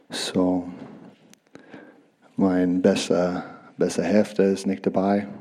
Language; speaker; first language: German; non-native, learner; English